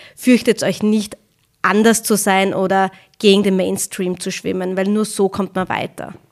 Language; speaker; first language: German; early bilingual, other home language; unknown